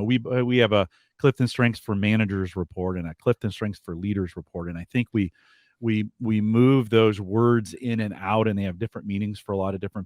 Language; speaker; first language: English; native; English